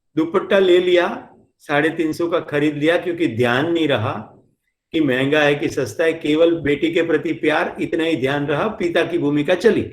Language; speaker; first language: Hindi; non-native, local second language; Gujarati